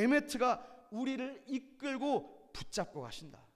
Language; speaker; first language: Korean; native; Korean